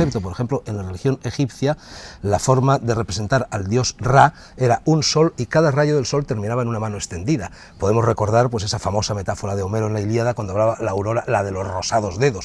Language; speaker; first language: Spanish; native; Spanish